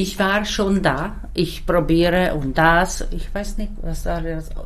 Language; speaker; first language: German; non-native, learner; Czech